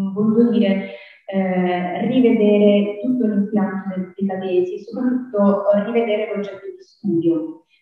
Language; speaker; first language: Italian; native; Italian